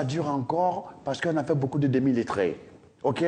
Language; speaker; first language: French; non-native, local second language; Dyula